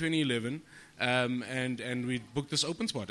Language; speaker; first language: English; native; English